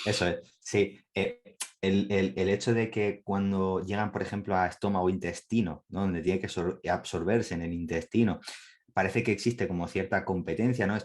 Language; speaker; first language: Spanish; native; Spanish